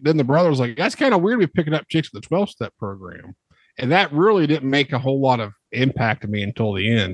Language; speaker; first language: English; native; English